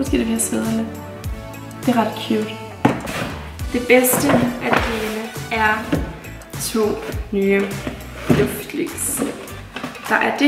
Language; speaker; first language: Danish; native; Danish